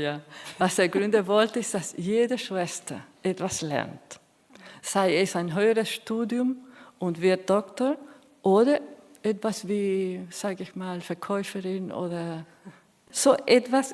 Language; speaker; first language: German; non-native, fluent; Spanish